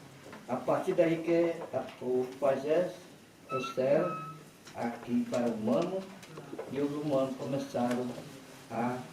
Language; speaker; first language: Portuguese; non-native, local second language; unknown